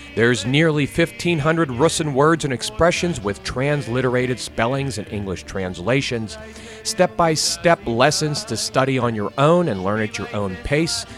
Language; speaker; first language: English; native; English